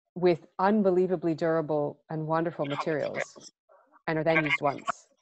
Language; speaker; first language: English; native; English